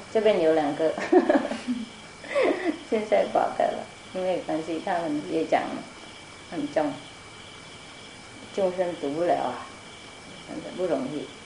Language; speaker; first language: Chinese; non-native, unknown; Vietnamese